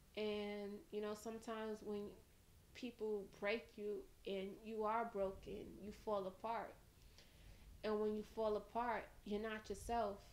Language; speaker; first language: English; native; English